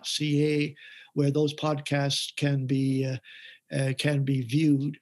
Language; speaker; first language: English; native; English